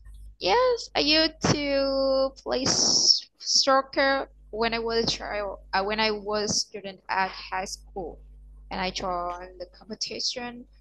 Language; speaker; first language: English; non-native, learner; Vietnamese